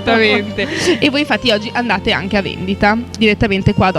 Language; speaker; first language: Italian; native; Italian